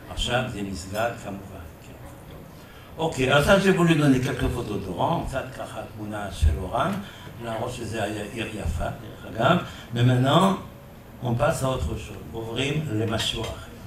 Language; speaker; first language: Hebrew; non-native, fluent; French